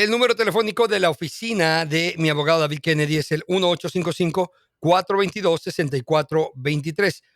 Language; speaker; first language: Spanish; native; Spanish